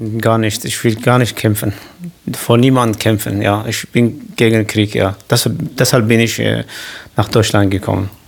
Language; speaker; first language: German; non-native, learner; Kurdish